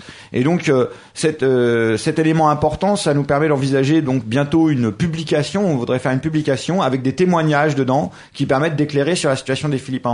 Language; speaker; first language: French; native; French